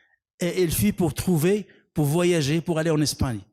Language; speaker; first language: French; non-native, local second language; Arabic